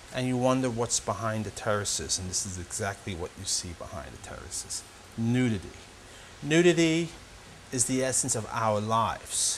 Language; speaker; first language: English; native; English